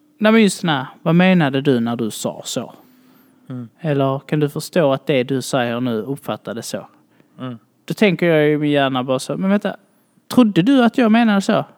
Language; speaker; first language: Swedish; native; Swedish